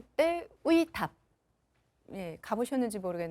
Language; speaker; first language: Korean; native; Korean